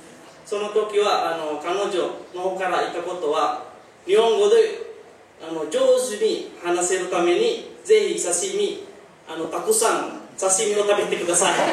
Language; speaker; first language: Japanese; non-native, learner; Indonesian